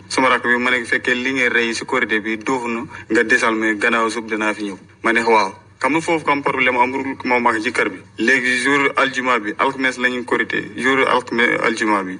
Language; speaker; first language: Wolof; non-native, local second language; Fula